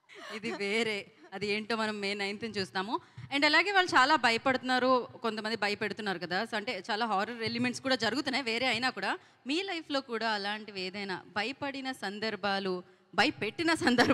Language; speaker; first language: Telugu; native; Telugu